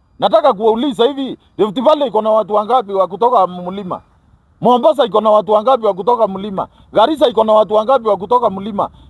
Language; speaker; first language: Swahili; non-native, local second language; Kikuyu